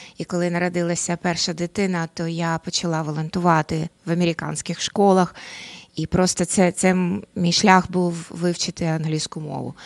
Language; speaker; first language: Ukrainian; non-native, local second language; Russian